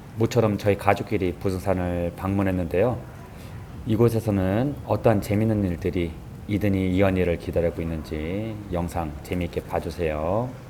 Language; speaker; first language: Korean; native; Korean